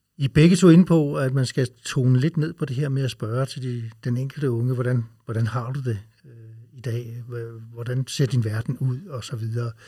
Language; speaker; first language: Danish; native; Danish